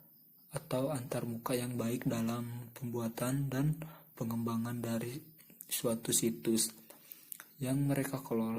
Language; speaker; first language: Indonesian; native; Indonesian